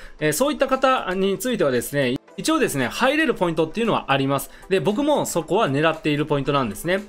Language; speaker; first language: Japanese; native; Japanese